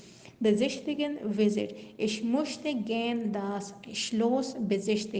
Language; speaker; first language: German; non-native, learner; Urdu